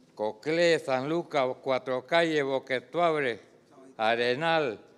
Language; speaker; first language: Spanish; native; Spanish